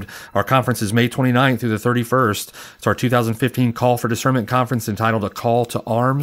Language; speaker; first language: English; native; English